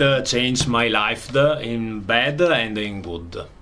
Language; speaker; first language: English; non-native, learner; Italian